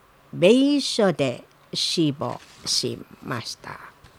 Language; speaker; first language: Japanese; non-native, learner; Indonesian